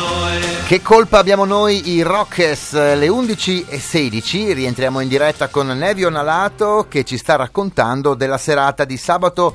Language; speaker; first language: Italian; native; Italian